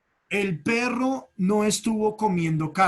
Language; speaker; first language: Spanish; native; Spanish